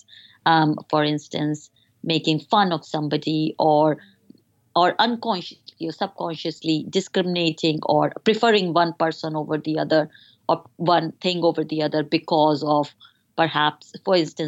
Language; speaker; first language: English; non-native, local second language; Hindi